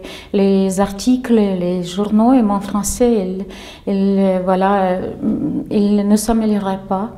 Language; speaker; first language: French; non-native, fluent; Ukrainian